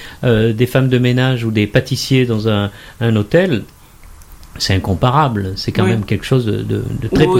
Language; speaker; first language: French; native; French